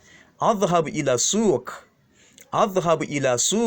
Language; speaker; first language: Arabic; non-native, fluent; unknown